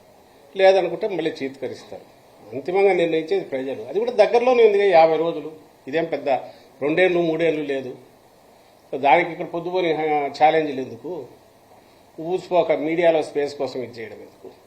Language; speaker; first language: Telugu; native; Telugu